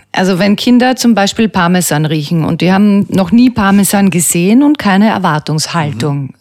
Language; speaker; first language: German; native; German